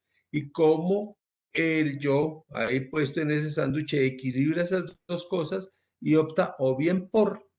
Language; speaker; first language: Spanish; native; Spanish